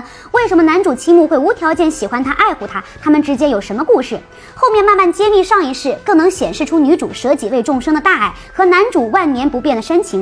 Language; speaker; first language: Chinese; native; Chinese